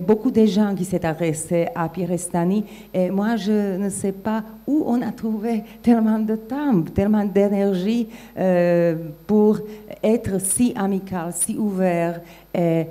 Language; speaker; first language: French; non-native, fluent; Slovak